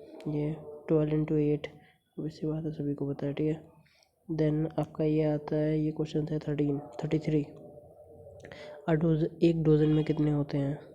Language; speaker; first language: Hindi; native; Hindi